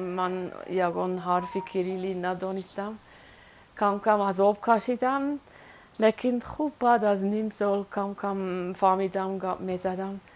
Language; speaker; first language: Persian; non-native, learner; Swiss German